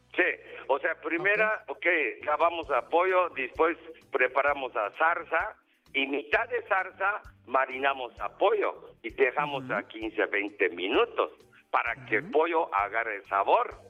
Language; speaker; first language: Spanish; non-native, learner; Japanese